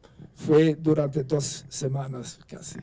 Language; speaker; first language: Spanish; non-native, fluent; Swedish